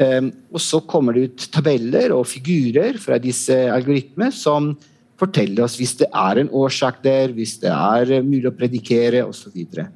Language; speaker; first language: Norwegian; non-native, fluent; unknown